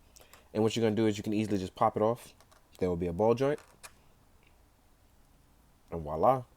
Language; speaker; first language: English; native; English